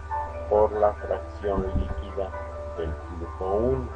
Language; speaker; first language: Spanish; native; Spanish